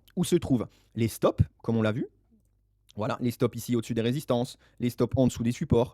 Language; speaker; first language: French; native; French